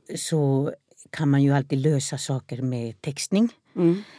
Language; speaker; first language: Swedish; non-native, local second language; Northern Sami